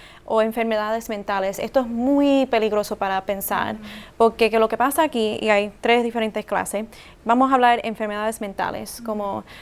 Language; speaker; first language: Spanish; early bilingual, heritage; Spanish